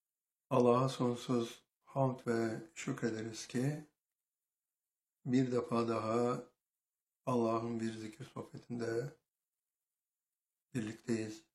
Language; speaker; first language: Turkish; native; Turkish